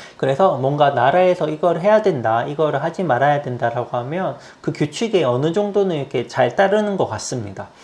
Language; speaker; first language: Korean; native; Korean